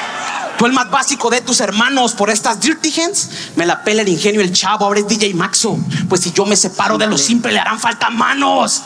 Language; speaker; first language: Spanish; native; Spanish